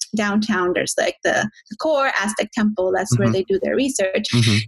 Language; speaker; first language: English; non-native, fluent; Spanish